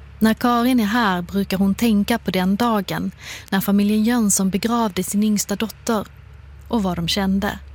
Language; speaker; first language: Swedish; native; Swedish